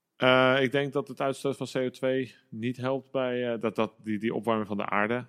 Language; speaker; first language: Dutch; native; Dutch